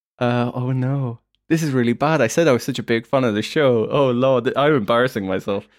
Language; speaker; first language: English; native; English